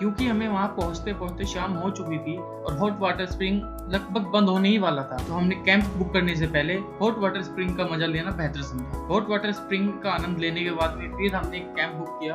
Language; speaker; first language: Hindi; native; Hindi